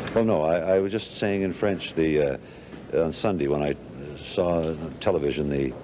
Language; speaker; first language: English; native; English